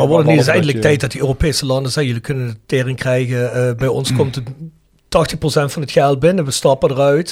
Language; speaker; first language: Dutch; native; Dutch